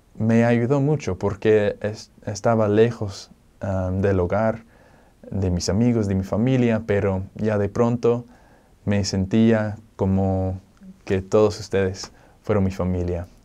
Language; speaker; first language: Spanish; non-native, fluent; English